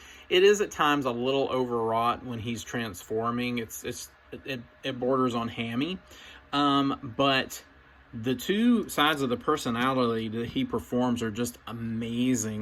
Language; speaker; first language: English; native; English